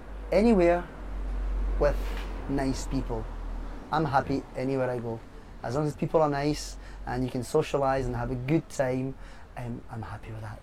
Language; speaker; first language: English; non-native, fluent; French